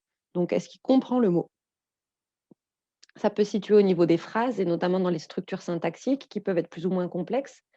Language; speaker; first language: French; native; French